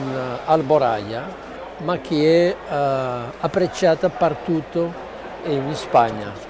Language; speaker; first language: Italian; non-native, learner; Spanish